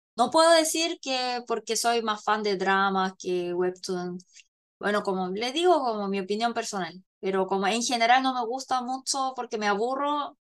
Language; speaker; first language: Spanish; non-native, fluent; Korean